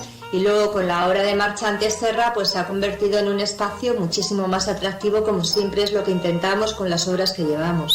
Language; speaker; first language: Spanish; native; Spanish